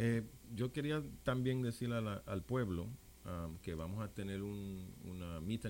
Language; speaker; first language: Spanish; non-native, local second language; English